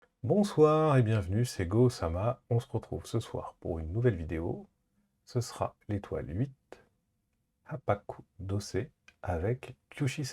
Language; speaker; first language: French; native; French